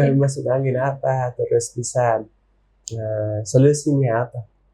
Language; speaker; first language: Indonesian; non-native, learner; Urdu